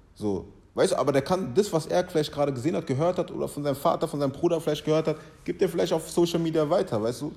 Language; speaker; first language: German; early bilingual, other home language; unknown